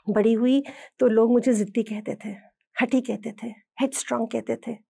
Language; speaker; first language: Hindi; native; Hindi